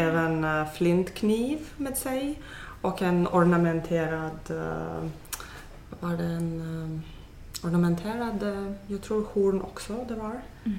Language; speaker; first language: Swedish; non-native, fluent; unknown